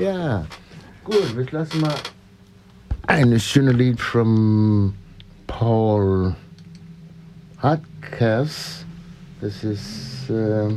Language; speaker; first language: German; non-native, learner; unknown